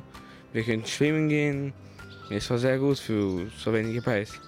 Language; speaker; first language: German; non-native, learner; Slovenian